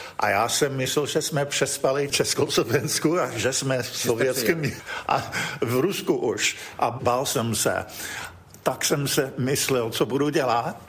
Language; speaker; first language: Czech; early bilingual, heritage; English